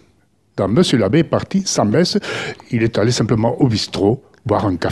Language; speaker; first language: French; native; French